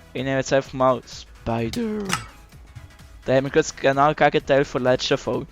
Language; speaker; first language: German; native; German